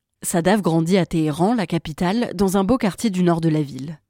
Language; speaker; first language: French; native; French